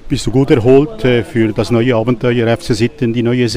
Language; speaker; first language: German; native; German